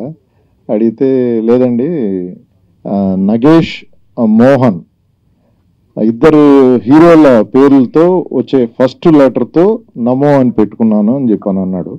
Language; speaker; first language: Telugu; native; Telugu